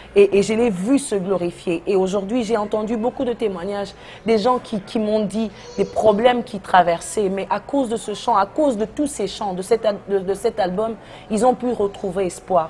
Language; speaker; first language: French; non-native, local second language; Lingala